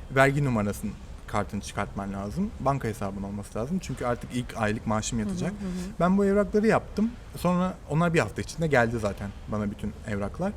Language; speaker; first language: Turkish; native; Turkish